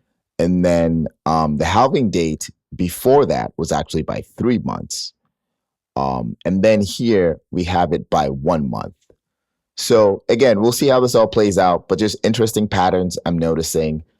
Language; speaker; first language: English; native; English